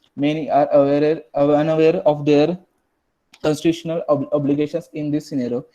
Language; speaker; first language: English; non-native, local second language; Marathi